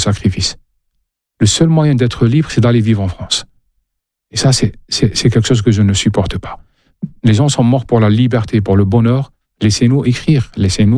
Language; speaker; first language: French; non-native, local second language; Arabic